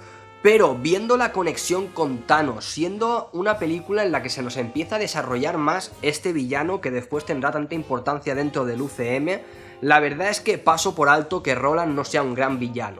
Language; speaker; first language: Spanish; native; Spanish